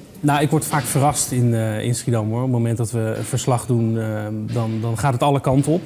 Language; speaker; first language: Dutch; native; Dutch